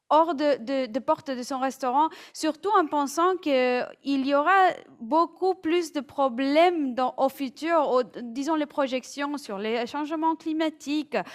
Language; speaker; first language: French; non-native, fluent; Spanish